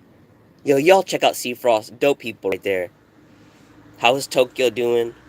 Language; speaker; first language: English; native; English